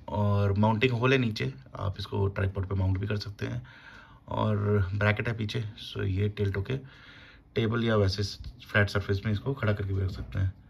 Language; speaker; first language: Hindi; native; Hindi